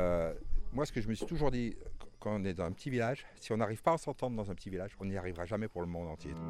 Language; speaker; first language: French; native; French